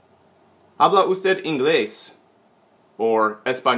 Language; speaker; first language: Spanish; non-native, learner; English